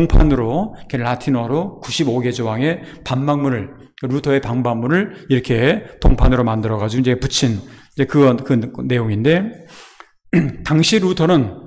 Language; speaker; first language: Korean; native; Korean